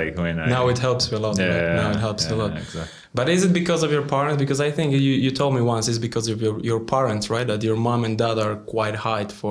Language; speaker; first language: English; non-native, learner; Polish